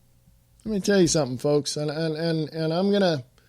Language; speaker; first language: English; native; English